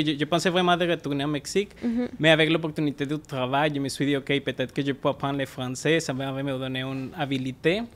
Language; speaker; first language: French; non-native, fluent; Spanish